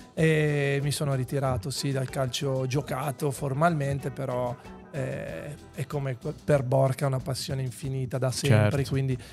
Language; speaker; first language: Italian; native; Italian